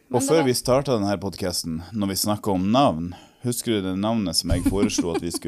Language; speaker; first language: Norwegian; native; Norwegian